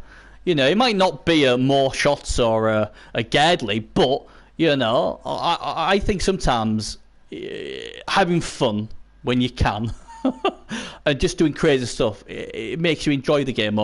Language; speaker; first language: English; native; English